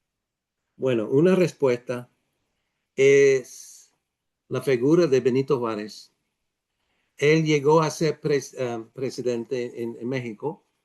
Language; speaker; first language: Spanish; non-native, fluent; Dutch